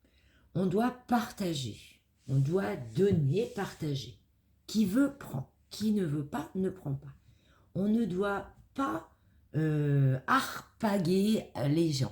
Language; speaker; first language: French; native; French